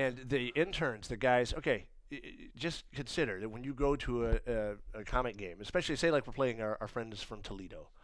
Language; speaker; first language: English; native; English